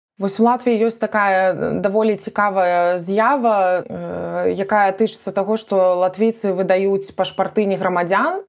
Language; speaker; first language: Belarusian; native; Belarusian